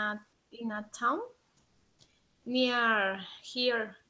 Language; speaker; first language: English; non-native, learner; Spanish